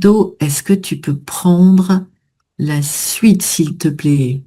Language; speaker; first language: French; native; French